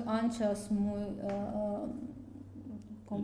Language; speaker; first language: Spanish; non-native, learner; Russian